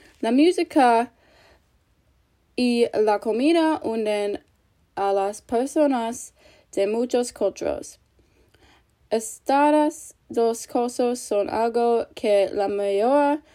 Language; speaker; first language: Spanish; non-native, learner; English